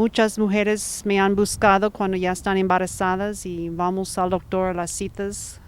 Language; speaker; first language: Spanish; non-native, fluent; English